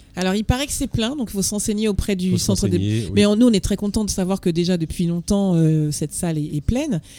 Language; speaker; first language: French; native; French